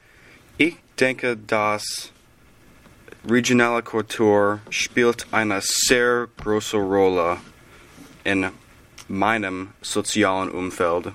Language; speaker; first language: German; non-native, learner; English